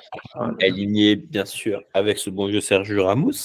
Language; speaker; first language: French; native; French